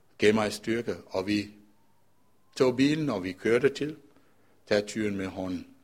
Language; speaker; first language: Danish; non-native, fluent; Sinhala